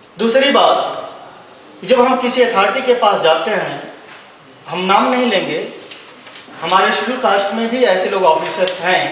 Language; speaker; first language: Hindi; native; Hindi